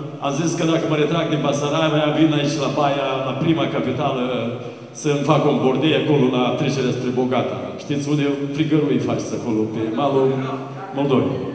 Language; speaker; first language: Romanian; native; Romanian